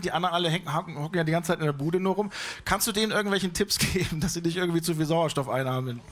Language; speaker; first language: German; native; German